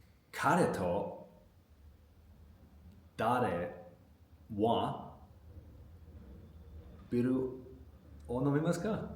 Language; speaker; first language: Japanese; non-native, learner; English